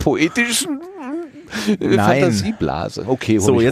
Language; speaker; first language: German; native; German